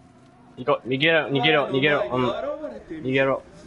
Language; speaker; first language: Japanese; non-native, learner; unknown